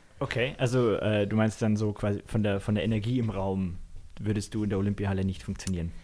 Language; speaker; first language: German; native; German